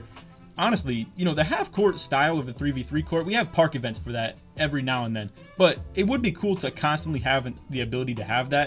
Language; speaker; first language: English; native; English